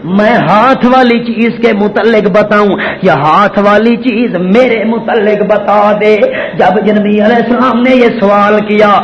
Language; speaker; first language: Urdu; non-native, local second language; Punjabi